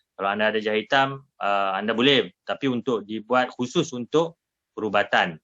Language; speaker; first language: Malay; native; Malay